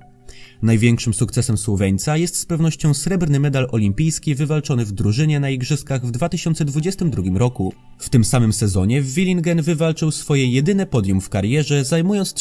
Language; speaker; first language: Polish; native; Polish